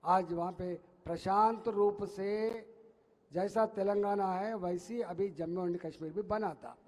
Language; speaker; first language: Hindi; non-native, local second language; Telugu